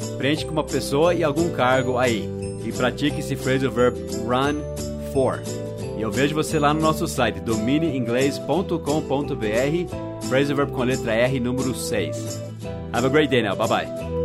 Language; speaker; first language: Portuguese; non-native, fluent; English